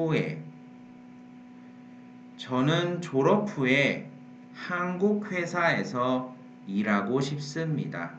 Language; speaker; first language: Korean; non-native, fluent; Vietnamese